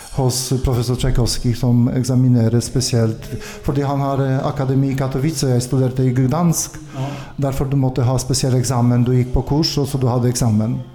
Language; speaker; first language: Swedish; non-native, fluent; Polish